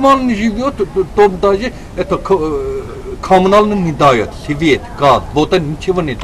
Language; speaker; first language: Russian; non-native, learner; Azerbaijani